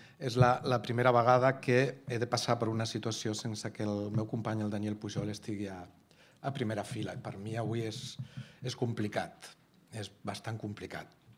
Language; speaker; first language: Catalan; non-native, local second language; Spanish